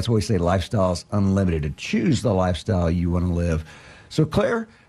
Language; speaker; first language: English; native; English